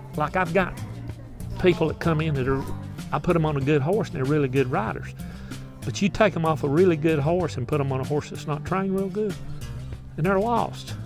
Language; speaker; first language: English; native; English